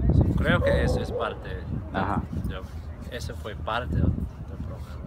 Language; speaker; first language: Spanish; non-native, fluent; English